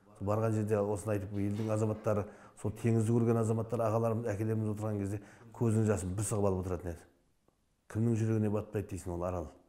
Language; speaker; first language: Kazakh; native; Kazakh